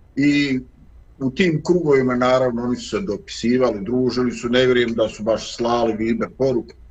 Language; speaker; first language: Bosnian; native; Bosnian